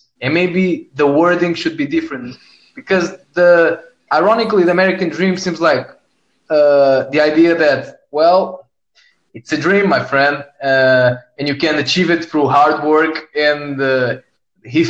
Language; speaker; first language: English; non-native, fluent; Portuguese